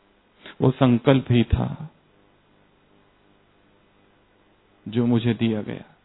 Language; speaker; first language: Hindi; native; Hindi